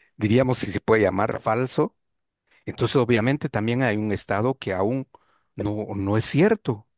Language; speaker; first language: Spanish; non-native, local second language; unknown